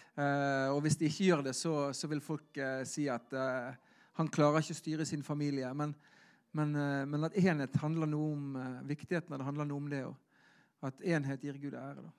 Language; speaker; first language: Norwegian; native; Norwegian